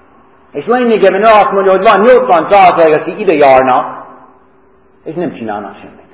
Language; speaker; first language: Hungarian; non-native, fluent; English